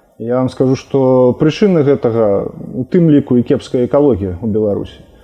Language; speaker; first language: Belarusian; non-native, local second language; Russian